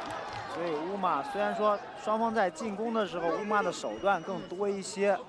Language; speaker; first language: Chinese; native; Chinese